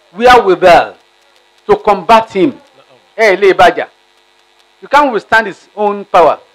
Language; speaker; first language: English; non-native, local second language; Yoruba